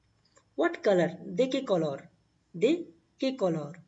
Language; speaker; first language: Spanish; non-native, learner; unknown